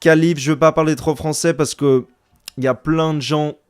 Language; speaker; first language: French; early bilingual, other home language; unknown